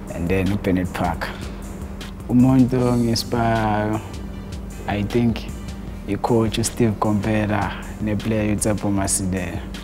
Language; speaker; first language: Zulu; non-native, local second language; Xhosa